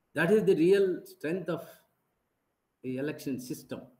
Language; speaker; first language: English; non-native, local second language; Kannada